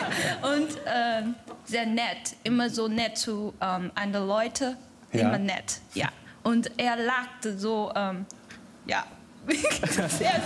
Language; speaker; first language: German; non-native, learner; Chinese